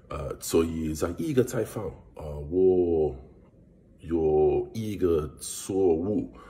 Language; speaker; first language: Chinese; non-native, learner; English